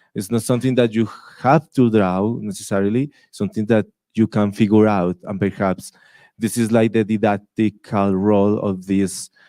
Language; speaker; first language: English; non-native, fluent; Spanish